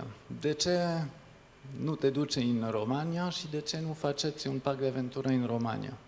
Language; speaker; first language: Romanian; non-native, fluent; French